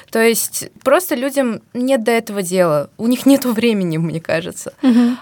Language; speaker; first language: Russian; native; Russian